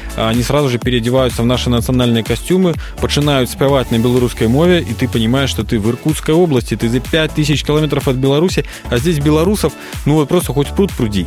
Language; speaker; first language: Russian; native; Russian